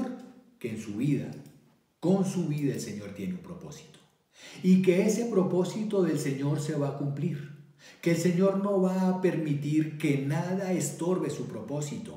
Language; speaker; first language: Spanish; native; Spanish